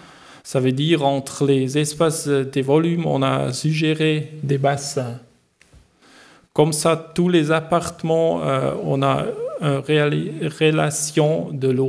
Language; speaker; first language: French; non-native, learner; German